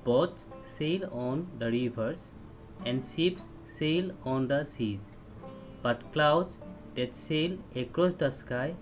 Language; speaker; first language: English; non-native, local second language; Assamese